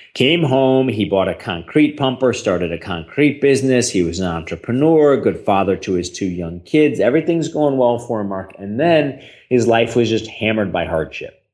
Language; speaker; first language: English; native; English